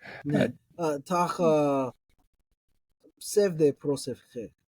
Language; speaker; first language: Greek; non-native, learner; English